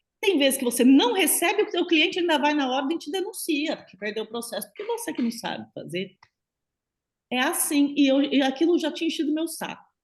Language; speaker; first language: Portuguese; native; Portuguese